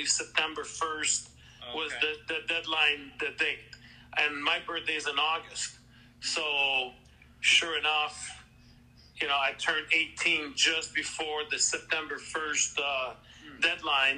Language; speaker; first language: English; non-native, fluent; French